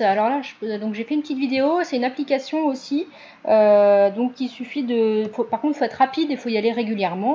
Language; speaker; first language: French; native; French